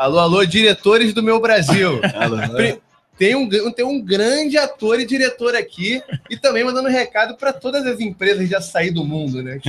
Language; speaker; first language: Portuguese; native; Portuguese